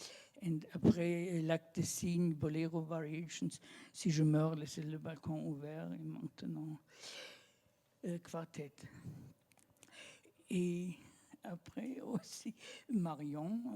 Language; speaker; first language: French; non-native, learner; German